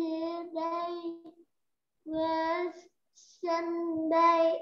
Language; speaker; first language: English; non-native, learner; Vietnamese